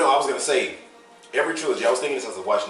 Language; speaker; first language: English; native; English